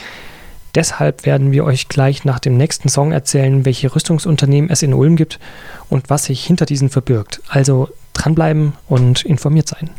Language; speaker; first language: German; native; German